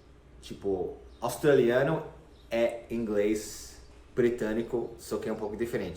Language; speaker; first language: Portuguese; non-native, fluent; English